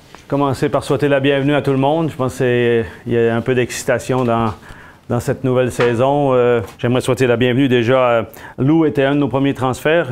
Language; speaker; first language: French; native; French